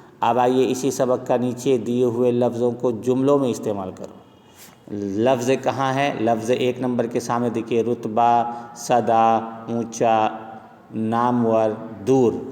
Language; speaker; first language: Urdu; native; Urdu